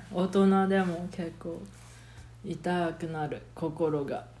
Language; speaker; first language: Japanese; non-native, fluent; Swedish